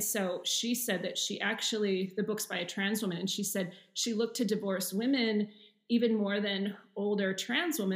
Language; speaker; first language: English; native; English